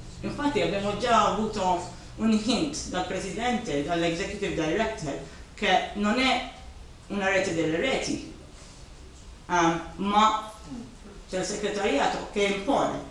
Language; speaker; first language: Italian; non-native, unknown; Maltese